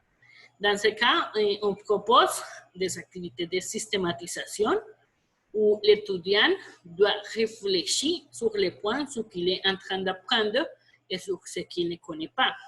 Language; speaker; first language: French; non-native, fluent; Spanish